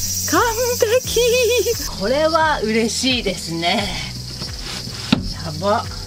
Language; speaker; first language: Japanese; early bilingual, heritage; Japanese